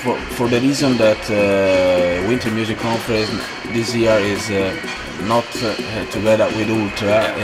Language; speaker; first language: English; non-native, fluent; Italian